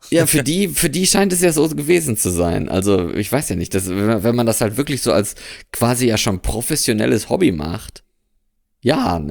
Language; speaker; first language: German; native; German